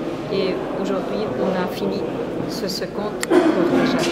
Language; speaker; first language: French; non-native, fluent; Spanish